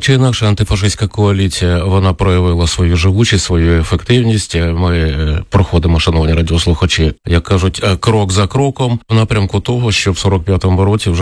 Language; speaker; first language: Ukrainian; native; Ukrainian